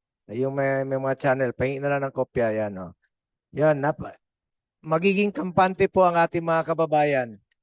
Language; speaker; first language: Filipino; native; Filipino